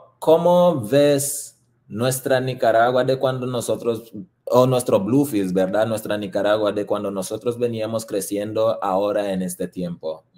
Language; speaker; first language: Spanish; non-native, local second language; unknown